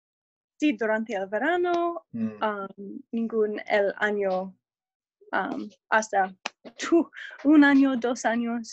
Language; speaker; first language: Spanish; non-native, learner; English